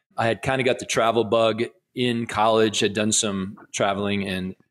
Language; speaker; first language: English; native; English